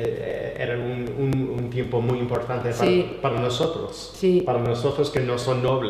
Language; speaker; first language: Spanish; non-native, fluent; English